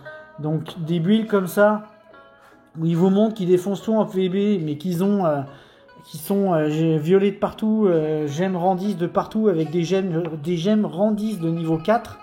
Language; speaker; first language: French; native; French